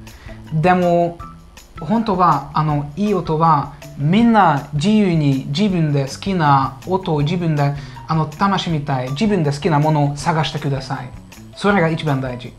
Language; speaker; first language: Japanese; non-native, fluent; Hungarian